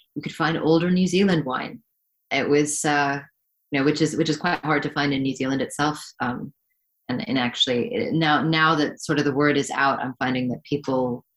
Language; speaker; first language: English; native; English